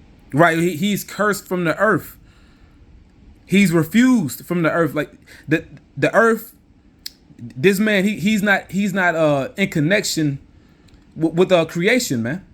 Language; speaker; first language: English; native; English